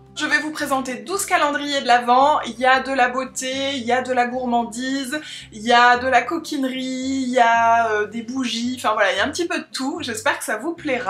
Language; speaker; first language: French; native; French